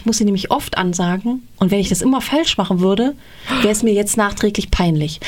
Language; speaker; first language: German; native; German